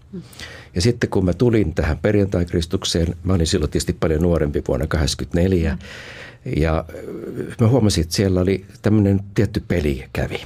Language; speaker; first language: Finnish; native; Finnish